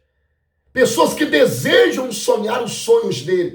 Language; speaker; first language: Portuguese; native; Portuguese